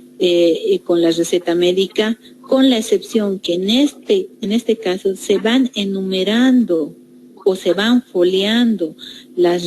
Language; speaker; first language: Spanish; native; Spanish